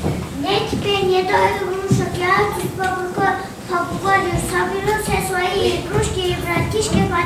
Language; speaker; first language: Russian; non-native, learner; Kyrgyz